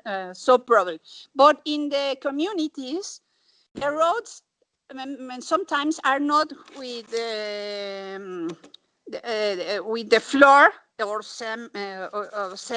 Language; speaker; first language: English; non-native, learner; Spanish